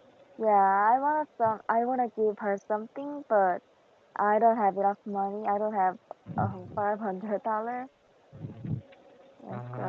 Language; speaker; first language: English; non-native, learner; Korean